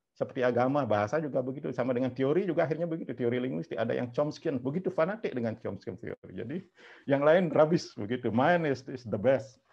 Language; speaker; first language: Indonesian; non-native, local second language; Balinese